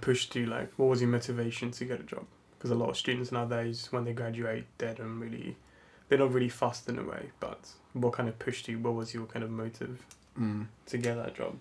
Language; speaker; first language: English; non-native, fluent; Italian